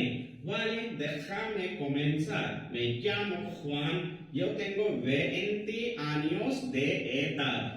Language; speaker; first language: Spanish; non-native, learner; Hindi